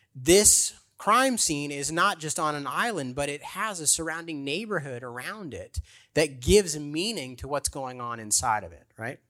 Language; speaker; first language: English; native; English